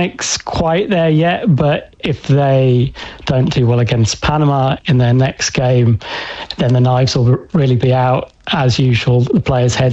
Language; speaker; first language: English; native; English